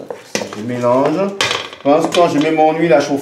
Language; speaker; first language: French; native; French